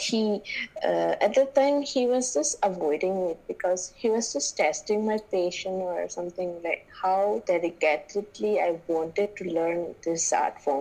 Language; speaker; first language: English; non-native, local second language; Manipuri